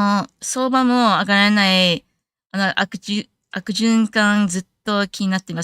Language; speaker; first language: Japanese; non-native, learner; English